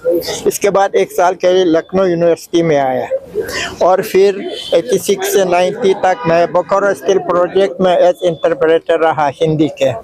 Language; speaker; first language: Hindi; non-native, fluent; Uzbek